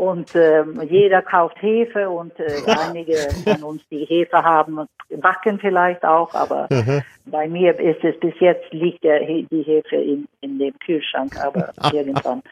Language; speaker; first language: German; non-native, fluent; Swedish